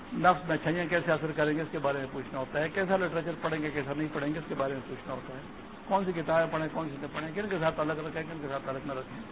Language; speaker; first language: Urdu; non-native, local second language; Pashto